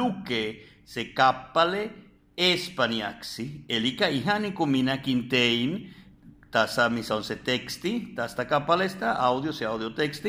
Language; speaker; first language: Finnish; non-native, fluent; Spanish